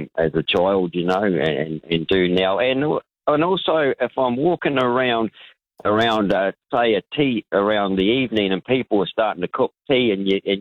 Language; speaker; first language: English; native; English